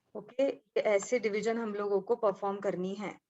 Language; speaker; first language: Hindi; non-native, local second language; Marathi